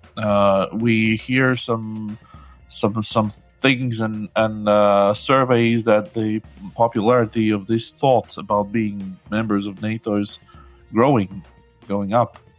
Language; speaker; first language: English; non-native, fluent; Latvian